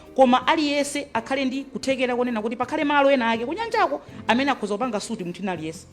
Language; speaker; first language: Nyanja; native; Nyanja